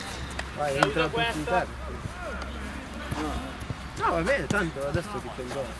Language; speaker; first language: Italian; native; Italian